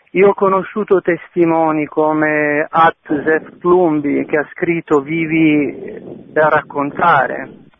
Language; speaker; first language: Italian; non-native, fluent; Albanian